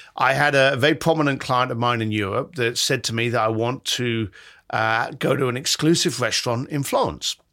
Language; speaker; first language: English; native; English